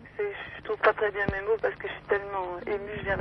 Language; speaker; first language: French; native; French